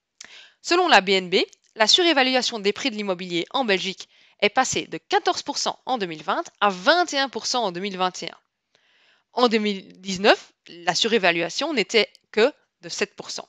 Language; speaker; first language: French; native; French